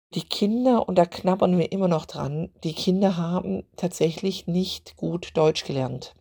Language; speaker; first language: German; native; German